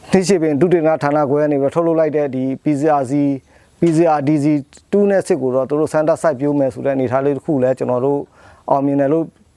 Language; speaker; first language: Burmese; non-native, local second language; Mon